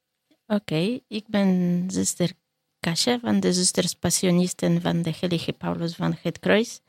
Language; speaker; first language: Dutch; non-native, learner; Polish